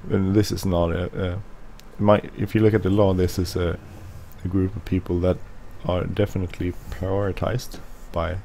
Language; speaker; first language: English; non-native, fluent; Swedish